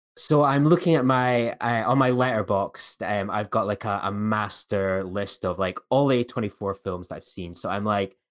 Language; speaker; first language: English; native; English